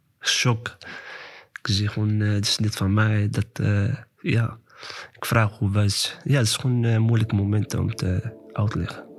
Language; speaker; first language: Dutch; non-native, learner; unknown